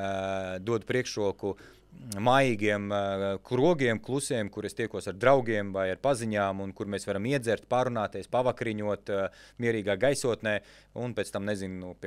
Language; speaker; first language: Latvian; native; Latvian